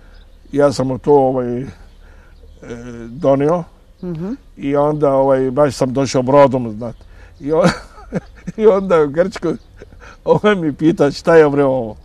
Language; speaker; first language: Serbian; non-native, fluent; Arabic